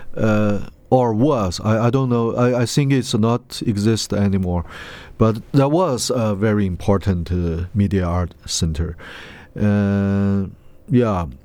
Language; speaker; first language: English; non-native, learner; Chinese